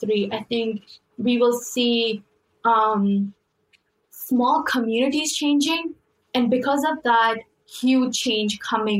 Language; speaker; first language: English; non-native, local second language; Urdu